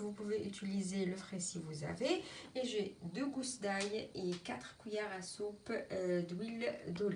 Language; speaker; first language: French; non-native, local second language; Arabic